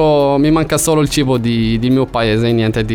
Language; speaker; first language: Italian; non-native, learner; Arabic